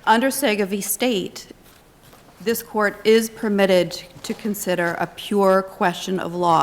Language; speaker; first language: English; native; English